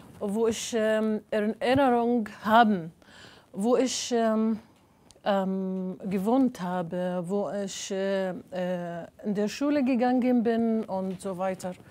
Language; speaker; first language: German; non-native, learner; Arabic